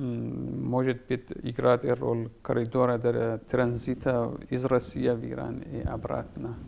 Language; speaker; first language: Russian; non-native, fluent; Persian